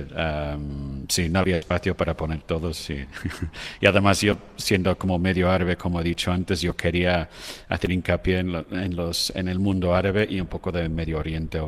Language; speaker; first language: Spanish; non-native, fluent; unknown